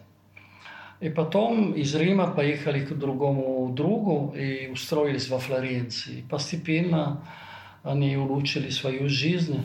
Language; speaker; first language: Russian; non-native, fluent; Italian